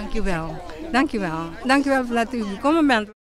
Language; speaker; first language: Dutch; non-native, fluent; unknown